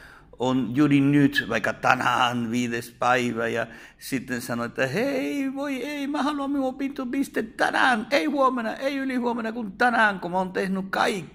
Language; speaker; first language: Finnish; non-native, fluent; Spanish